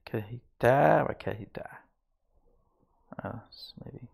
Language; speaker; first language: Finnish; non-native, learner; English